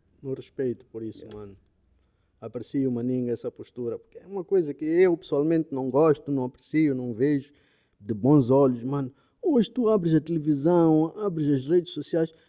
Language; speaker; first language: Portuguese; native; Portuguese